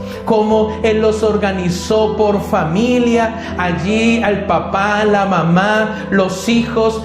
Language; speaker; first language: Spanish; native; Spanish